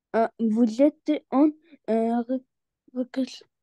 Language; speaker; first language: French; non-native, learner; Arabic